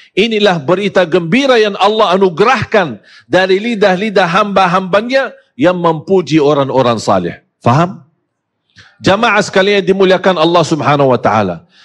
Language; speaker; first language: Malay; non-native, fluent; Arabic